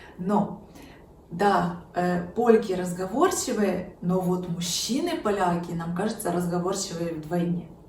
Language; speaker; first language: Russian; native; Russian